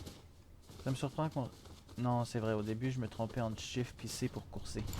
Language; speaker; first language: French; native; French